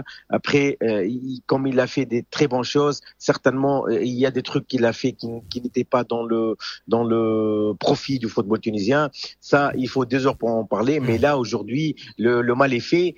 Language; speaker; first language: French; non-native, local second language; Arabic